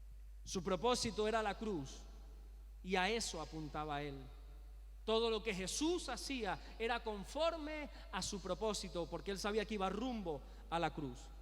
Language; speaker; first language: Spanish; native; Spanish